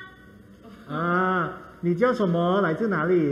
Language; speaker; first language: Chinese; non-native, fluent; Thai